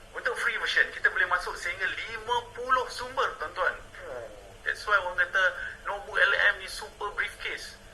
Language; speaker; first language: Malay; native; Malay